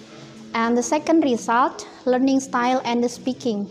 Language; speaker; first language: English; non-native, fluent; Indonesian